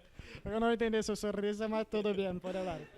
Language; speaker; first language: Spanish; non-native, learner; Portuguese